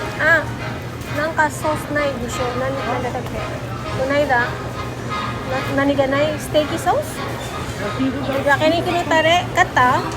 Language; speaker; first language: Japanese; non-native, fluent; Filipino